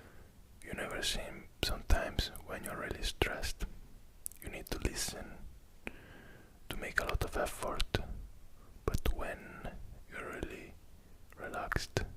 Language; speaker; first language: English; non-native, fluent; Italian